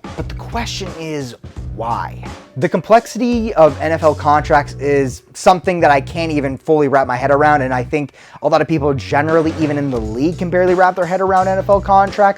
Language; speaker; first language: English; native; English